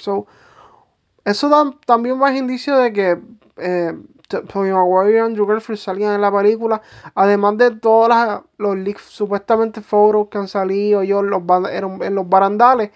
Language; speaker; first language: Spanish; native; Spanish